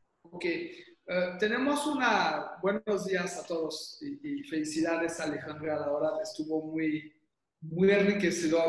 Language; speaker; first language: Spanish; non-native, fluent; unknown